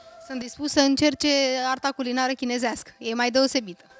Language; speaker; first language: Romanian; native; Romanian